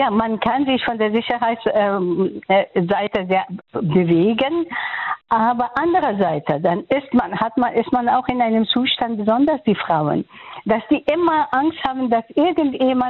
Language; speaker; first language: German; non-native, fluent; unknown